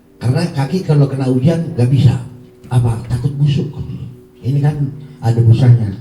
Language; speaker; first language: Indonesian; native; Indonesian